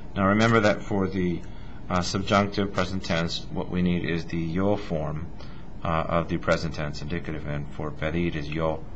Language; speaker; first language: English; native; English